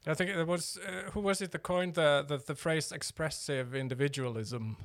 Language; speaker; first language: English; non-native, fluent; Norwegian